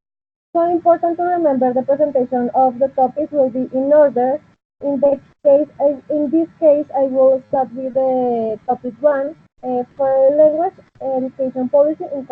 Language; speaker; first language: English; non-native, learner; Spanish